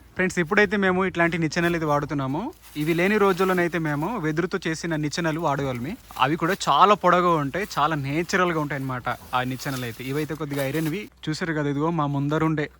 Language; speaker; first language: Telugu; non-native, local second language; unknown